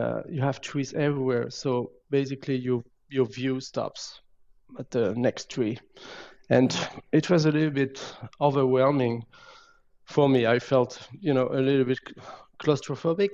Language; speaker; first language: English; non-native, fluent; French